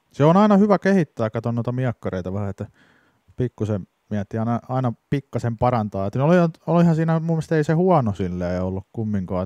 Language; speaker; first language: Finnish; native; Finnish